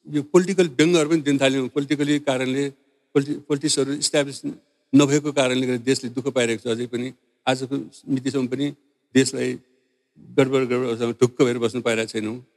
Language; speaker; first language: Nepali; non-native, local second language; Newari